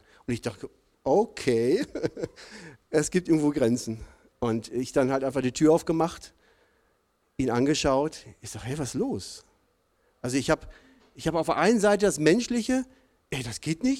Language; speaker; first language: German; native; German